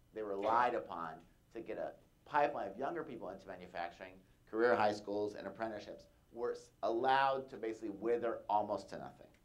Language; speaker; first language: English; native; English